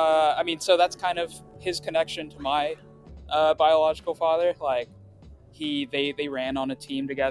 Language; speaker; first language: English; early bilingual, other home language; Swahili